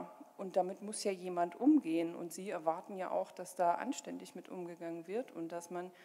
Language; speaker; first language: German; native; German